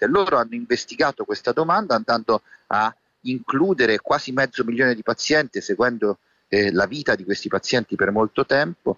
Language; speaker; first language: Italian; native; Italian